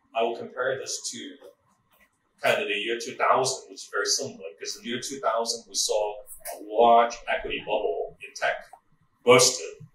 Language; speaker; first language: English; non-native, local second language; Cantonese